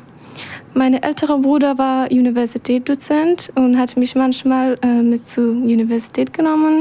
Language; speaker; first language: German; non-native, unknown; Persian